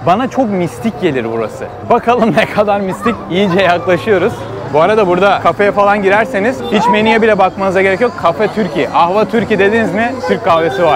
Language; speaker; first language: Turkish; native; Turkish